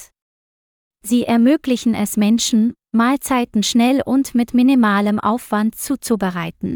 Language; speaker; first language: German; non-native, learner; Vietnamese